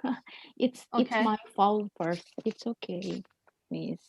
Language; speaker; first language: English; non-native, learner; Indonesian